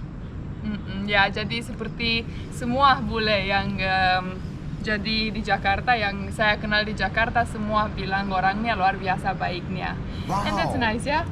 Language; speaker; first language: Indonesian; non-native, fluent; Romanian